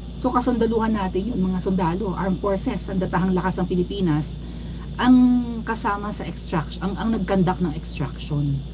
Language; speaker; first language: Filipino; native; Filipino